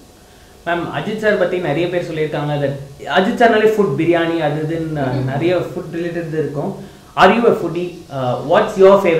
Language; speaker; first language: Tamil; native; Tamil